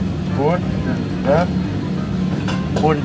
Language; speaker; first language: German; native; German